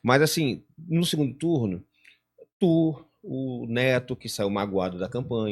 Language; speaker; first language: Portuguese; native; Portuguese